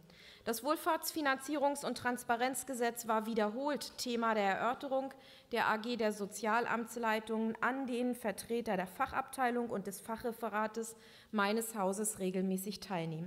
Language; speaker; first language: German; native; German